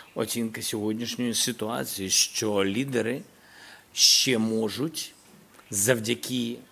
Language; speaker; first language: Ukrainian; non-native, local second language; Russian